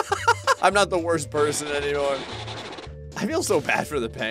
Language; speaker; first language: English; native; English